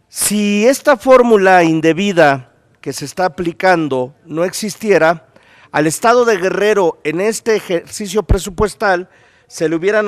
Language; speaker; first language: Spanish; native; Spanish